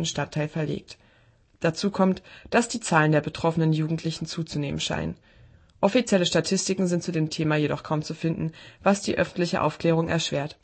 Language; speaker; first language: German; native; German